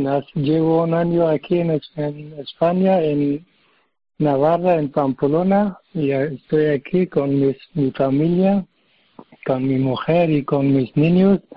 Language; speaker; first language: Spanish; non-native, learner; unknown